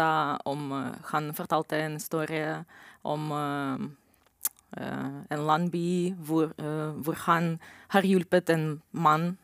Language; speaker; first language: Norwegian; non-native, learner; Romanian